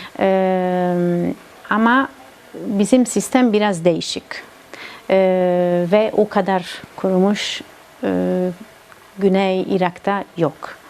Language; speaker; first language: Turkish; non-native, learner; Italian